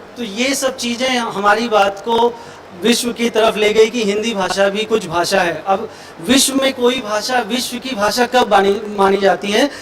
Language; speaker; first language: Hindi; native; Hindi